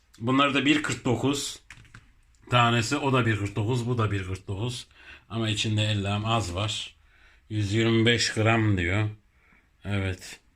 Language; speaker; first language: Turkish; early bilingual, heritage; Turkish